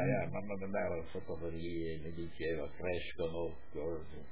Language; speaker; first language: Italian; non-native, local second language; Friulian